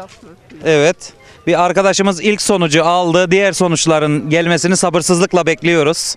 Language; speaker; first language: Turkish; native; Turkish